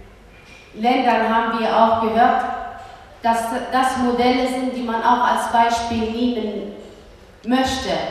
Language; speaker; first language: German; early bilingual, other home language; Kurdish